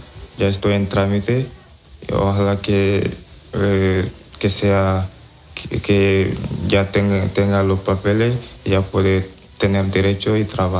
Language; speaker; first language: Spanish; non-native, learner; Wolof